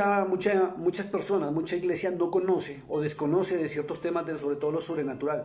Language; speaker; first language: Spanish; native; Spanish